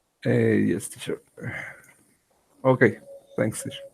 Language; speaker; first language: English; non-native, learner; Spanish